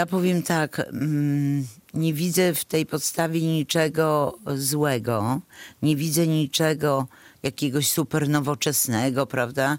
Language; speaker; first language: Polish; native; Polish